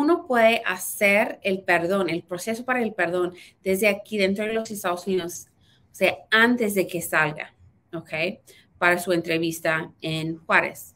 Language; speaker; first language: Spanish; early bilingual, heritage; Spanish